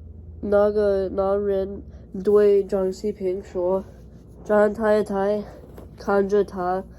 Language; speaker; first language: Chinese; non-native, learner; English